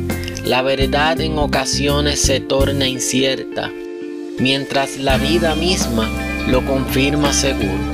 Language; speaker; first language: Spanish; native; Spanish